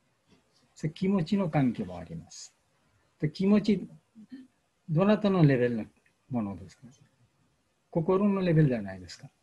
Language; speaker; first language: Japanese; non-native, fluent; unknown